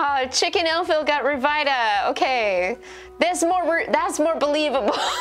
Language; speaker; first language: English; native; English